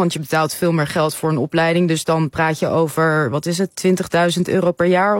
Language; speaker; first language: Dutch; native; Dutch